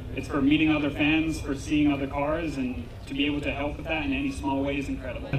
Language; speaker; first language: English; native; English